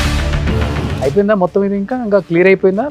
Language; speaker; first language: Telugu; native; Telugu